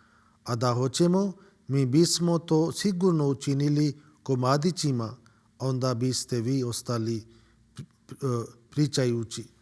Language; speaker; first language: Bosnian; non-native, learner; Urdu